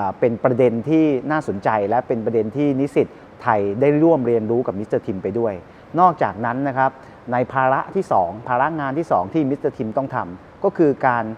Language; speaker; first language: Thai; native; Thai